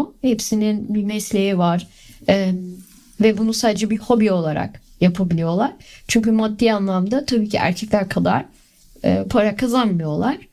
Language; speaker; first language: Turkish; early bilingual, heritage; Turkish